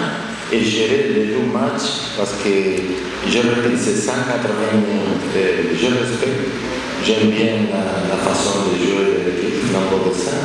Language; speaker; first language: French; non-native, fluent; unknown